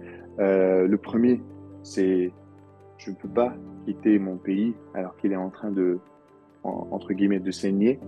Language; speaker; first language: French; non-native, local second language; Arabic